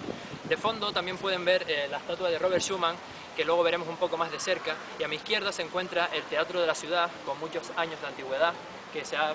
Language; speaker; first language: Spanish; native; Spanish